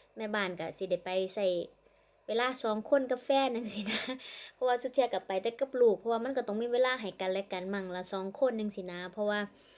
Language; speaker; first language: Thai; native; Thai